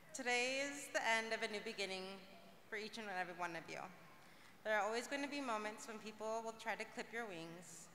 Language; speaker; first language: English; early bilingual, other home language; Spanish